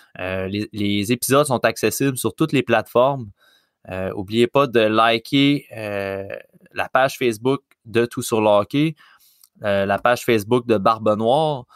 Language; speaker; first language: French; native; French